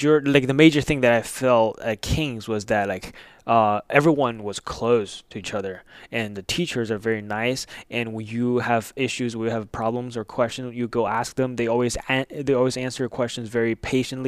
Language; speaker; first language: English; non-native, fluent; Chinese